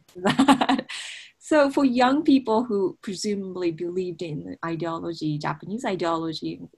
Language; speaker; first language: English; non-native, fluent; Japanese